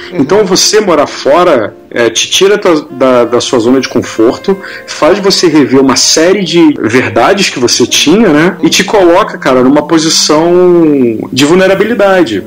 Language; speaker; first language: Portuguese; native; Portuguese